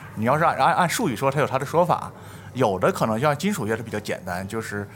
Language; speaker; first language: Chinese; native; Chinese